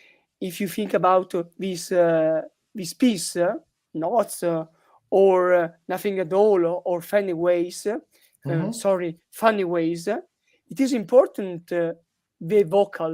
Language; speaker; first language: English; non-native, learner; Italian